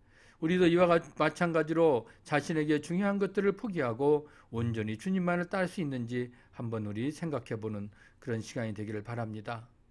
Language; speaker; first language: Korean; native; Korean